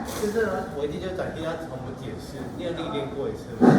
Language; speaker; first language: Chinese; native; Chinese